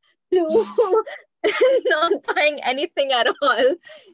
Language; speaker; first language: English; non-native, local second language; Hindi